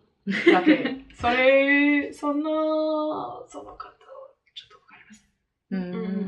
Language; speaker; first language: Japanese; non-native, learner; English